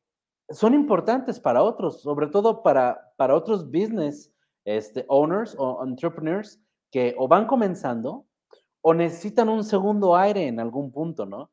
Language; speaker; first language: Spanish; native; Spanish